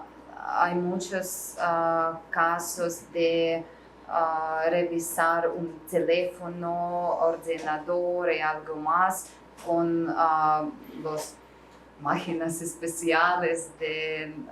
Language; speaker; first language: Spanish; non-native, learner; Russian